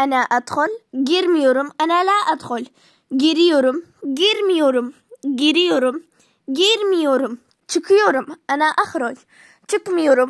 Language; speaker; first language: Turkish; non-native, fluent; Arabic